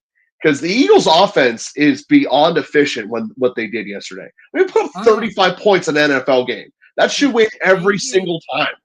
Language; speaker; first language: English; native; English